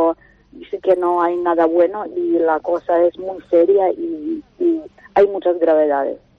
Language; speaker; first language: Spanish; non-native, fluent; Ukrainian